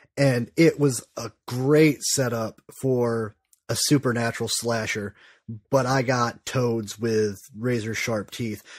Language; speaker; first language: English; native; English